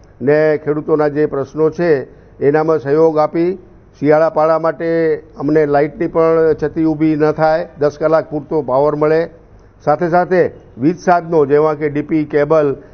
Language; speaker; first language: Gujarati; native; Gujarati